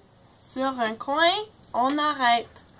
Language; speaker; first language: French; non-native, fluent; English